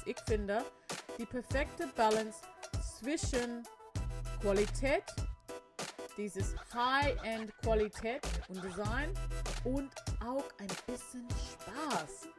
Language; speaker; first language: German; non-native, learner; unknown